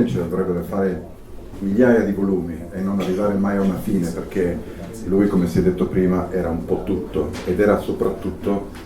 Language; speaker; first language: Italian; native; Italian